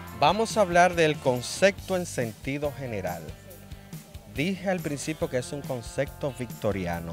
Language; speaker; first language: Spanish; native; Spanish